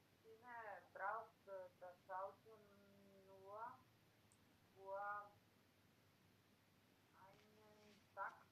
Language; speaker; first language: German; non-native, learner; Macedonian